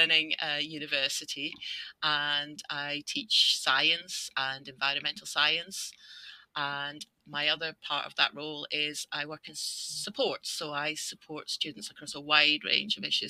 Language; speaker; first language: English; native; English